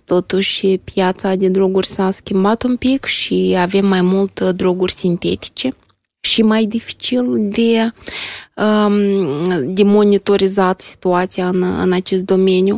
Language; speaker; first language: Romanian; native; Romanian